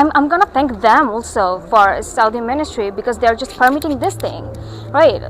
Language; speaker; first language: English; non-native, local second language; Bangla